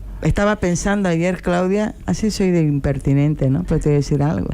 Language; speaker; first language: Spanish; native; Spanish